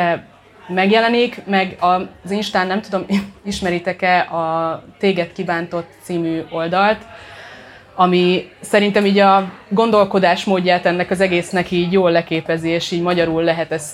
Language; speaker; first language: Hungarian; native; Hungarian